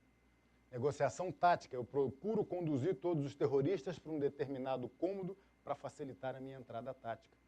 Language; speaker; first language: Portuguese; native; Portuguese